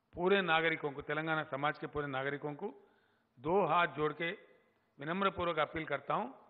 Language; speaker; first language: Hindi; non-native, local second language; Telugu